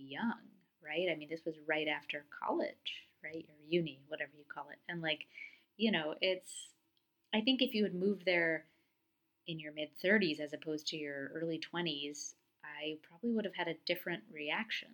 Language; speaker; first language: English; native; English